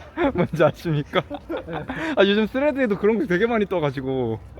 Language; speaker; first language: Korean; native; Korean